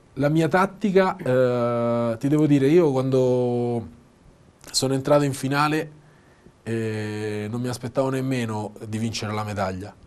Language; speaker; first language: Italian; native; Italian